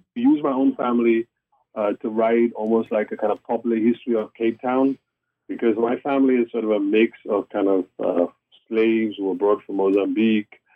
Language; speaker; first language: English; non-native, local second language; Afrikaans